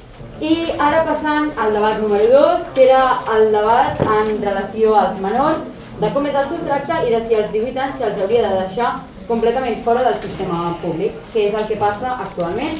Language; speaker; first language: Catalan; native; Catalan